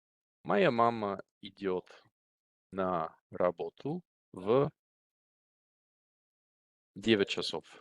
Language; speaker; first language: Russian; non-native, fluent; English